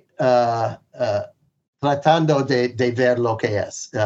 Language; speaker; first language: Spanish; non-native, fluent; English